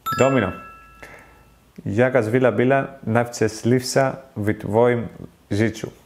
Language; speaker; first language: Polish; non-native, learner; Greek